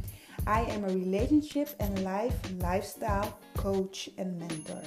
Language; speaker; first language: English; non-native, fluent; Dutch